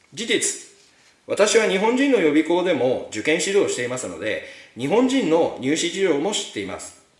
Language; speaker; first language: Japanese; native; Japanese